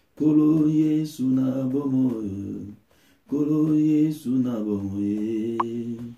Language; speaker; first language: Lingala; native; Lingala